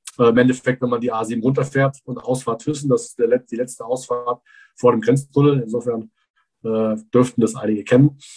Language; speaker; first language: German; early bilingual, other home language; Persian